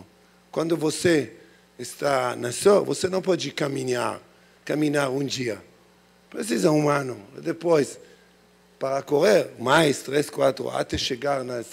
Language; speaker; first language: Portuguese; non-native, learner; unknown